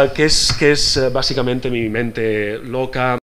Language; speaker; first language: Spanish; native; Spanish